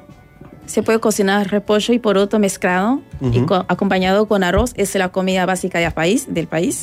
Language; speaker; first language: Spanish; non-native, fluent; Rundi